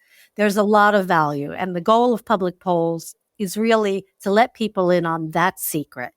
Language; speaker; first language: English; native; English